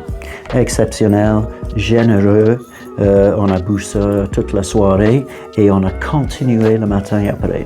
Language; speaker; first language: French; non-native, fluent; English